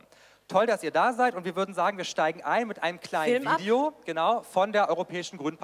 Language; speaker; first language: German; native; German